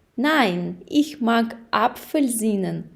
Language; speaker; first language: German; non-native, fluent; Ukrainian